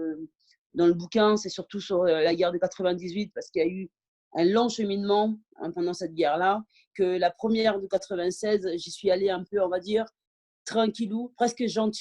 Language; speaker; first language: French; early bilingual, other home language; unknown